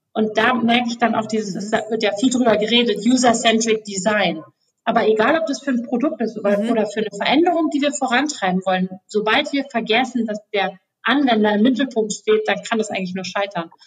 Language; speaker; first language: German; native; German